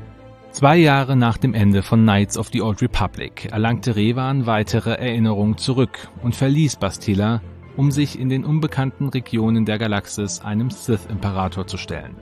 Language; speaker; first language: German; native; German